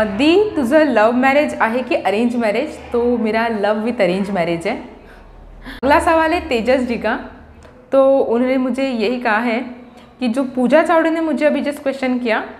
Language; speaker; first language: Hindi; non-native, local second language; Marathi